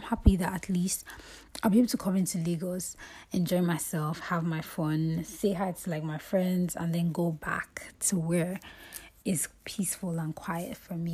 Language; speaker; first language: English; non-native, local second language; Yoruba